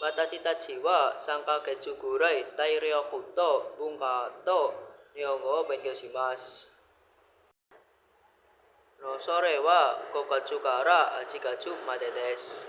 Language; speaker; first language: Japanese; non-native, learner; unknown